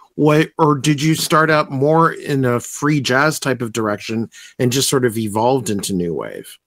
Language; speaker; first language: English; native; English